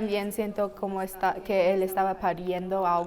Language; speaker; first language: Spanish; non-native, fluent; English